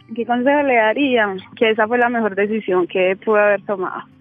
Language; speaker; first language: Spanish; native; Spanish